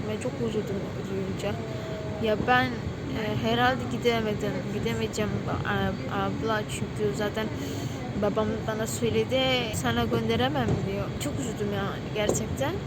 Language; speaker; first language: Turkish; non-native, learner; Indonesian